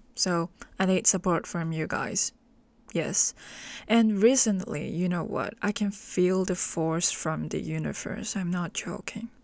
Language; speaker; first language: English; non-native, local second language; Cantonese